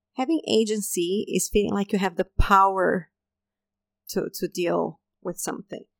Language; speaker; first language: English; non-native, fluent; Portuguese